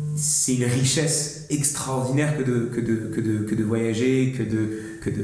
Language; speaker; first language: French; native; French